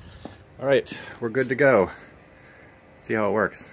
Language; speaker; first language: English; native; English